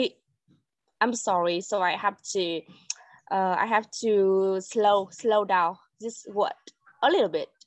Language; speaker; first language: English; non-native, learner; Vietnamese